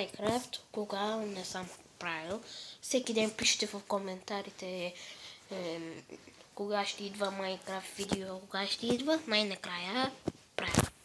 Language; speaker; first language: Bulgarian; non-native, local second language; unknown